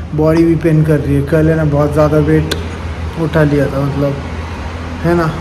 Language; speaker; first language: Hindi; non-native, local second language; Marathi